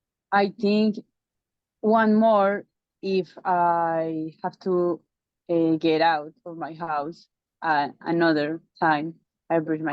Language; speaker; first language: English; non-native, learner; Spanish